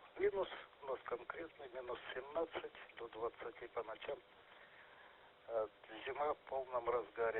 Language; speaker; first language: Russian; native; Russian